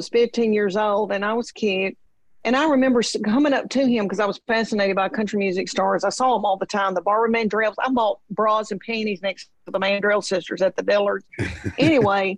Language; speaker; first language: English; native; English